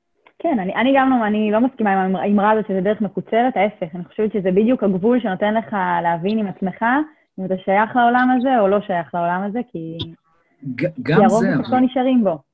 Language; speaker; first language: Hebrew; native; Hebrew